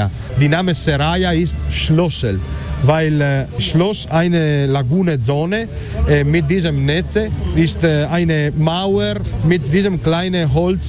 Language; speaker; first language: German; non-native, learner; Italian